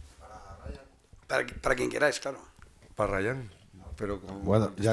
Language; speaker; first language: Spanish; native; Spanish